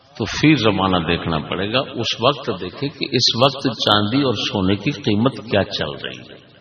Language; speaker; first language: Urdu; non-native, local second language; Punjabi